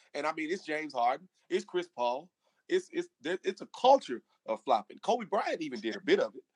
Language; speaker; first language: English; native; English